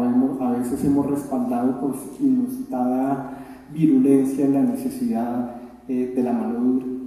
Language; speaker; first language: Spanish; native; Spanish